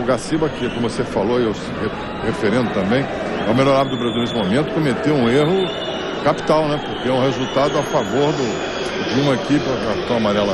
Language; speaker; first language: Portuguese; native; Portuguese